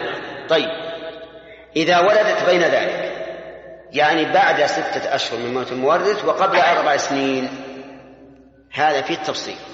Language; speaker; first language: Arabic; native; Arabic